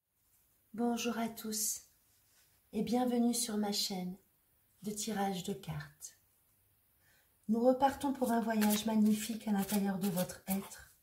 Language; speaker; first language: French; native; French